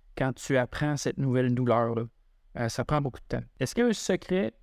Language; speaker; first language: French; native; French